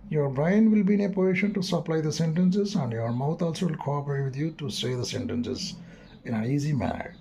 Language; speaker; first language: English; non-native, local second language; Telugu